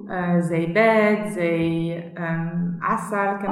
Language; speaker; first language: Arabic; non-native, learner; German